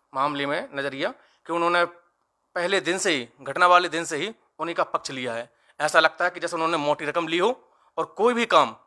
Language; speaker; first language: Hindi; native; Hindi